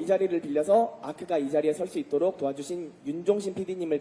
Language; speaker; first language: Korean; native; Korean